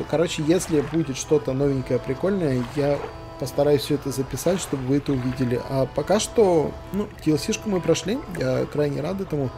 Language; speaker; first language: Russian; native; Russian